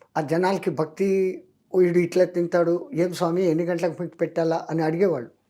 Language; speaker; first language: Telugu; non-native, local second language; Hindi